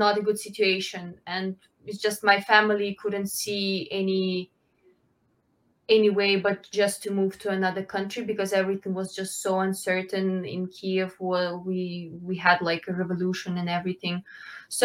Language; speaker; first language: English; non-native, fluent; Ukrainian